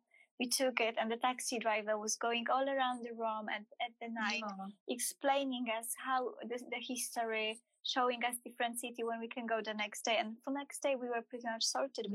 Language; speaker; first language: English; non-native, fluent; Polish